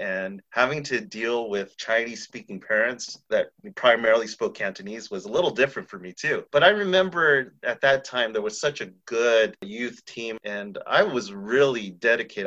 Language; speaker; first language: English; native; English